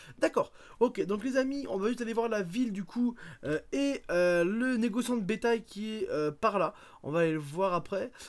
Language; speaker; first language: French; native; French